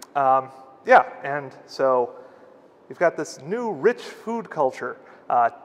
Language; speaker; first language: English; native; English